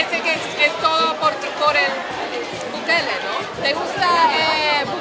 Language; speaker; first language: Spanish; non-native, learner; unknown